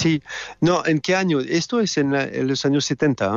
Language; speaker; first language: Spanish; non-native, learner; French